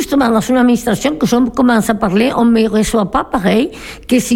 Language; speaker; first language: French; non-native, fluent; Spanish